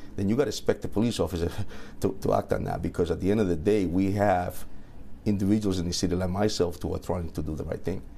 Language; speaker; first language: English; early bilingual, other home language; Spanish